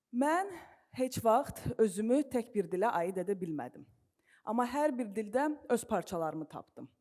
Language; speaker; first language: Azerbaijani; non-native, local second language; Russian